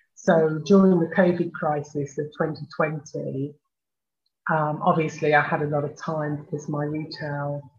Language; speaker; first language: English; native; English